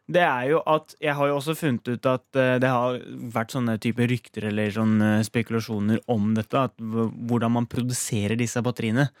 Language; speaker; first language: Norwegian; early bilingual, other home language; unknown